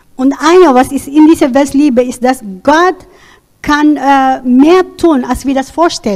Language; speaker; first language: German; non-native, learner; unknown